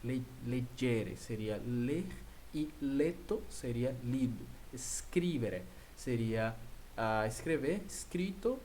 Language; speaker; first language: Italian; non-native, fluent; Portuguese